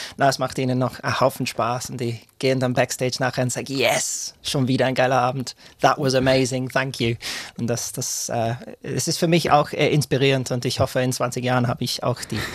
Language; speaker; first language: German; non-native, fluent; English